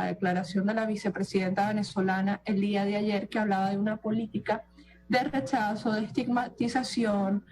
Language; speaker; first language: Spanish; native; Spanish